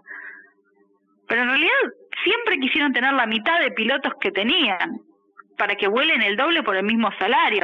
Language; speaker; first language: Spanish; native; Spanish